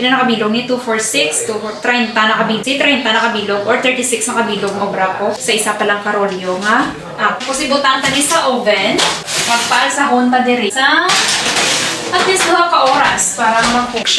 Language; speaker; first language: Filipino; non-native, local second language; Hiligaynon